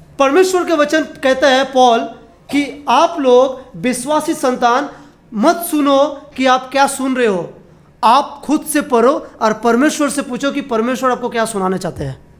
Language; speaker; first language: Hindi; non-native, local second language; Bangla